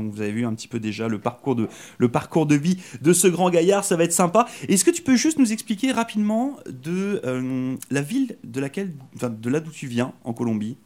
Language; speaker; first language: French; native; French